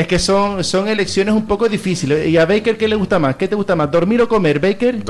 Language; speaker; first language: Spanish; native; Spanish